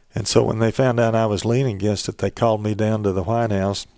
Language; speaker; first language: English; native; English